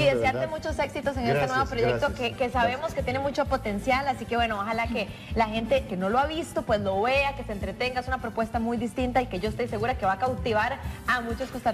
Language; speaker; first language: Spanish; native; Spanish